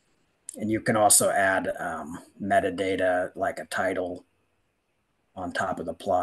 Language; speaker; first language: English; native; English